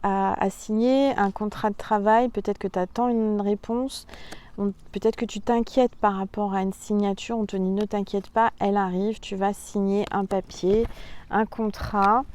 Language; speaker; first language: French; native; French